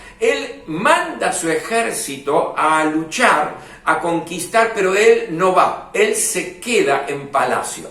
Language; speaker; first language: Spanish; native; Spanish